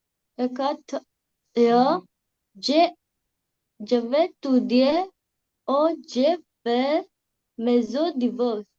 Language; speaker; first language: French; non-native, learner; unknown